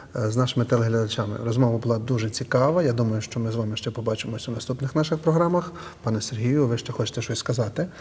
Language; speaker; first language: Ukrainian; native; Ukrainian